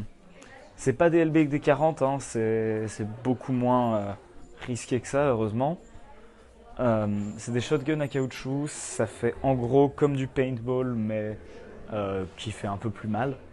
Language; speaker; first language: French; native; French